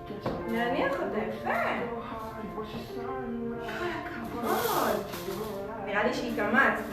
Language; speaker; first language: Hebrew; native; Hebrew